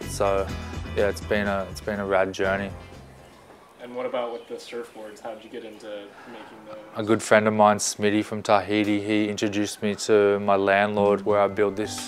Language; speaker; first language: English; native; English